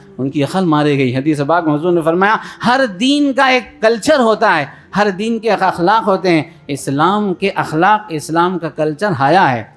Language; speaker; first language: Urdu; native; Urdu